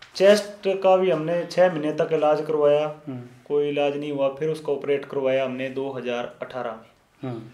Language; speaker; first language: Hindi; native; Hindi